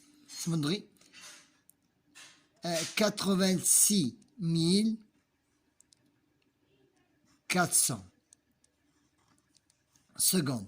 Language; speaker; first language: French; non-native, local second language; Arabic